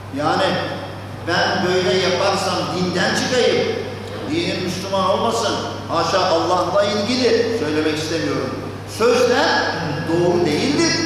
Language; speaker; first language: Turkish; non-native, fluent; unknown